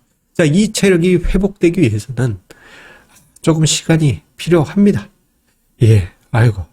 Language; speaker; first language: Korean; native; Korean